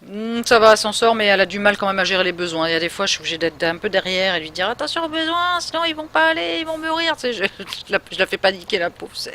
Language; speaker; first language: French; native; French